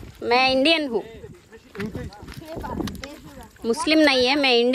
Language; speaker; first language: Hindi; non-native, local second language; Telugu